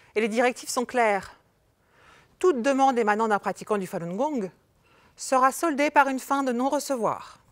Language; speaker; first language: French; native; French